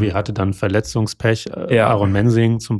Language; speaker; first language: German; native; German